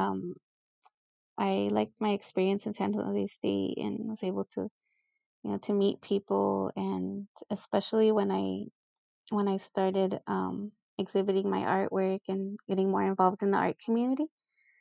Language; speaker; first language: English; early bilingual, other home language; Spanish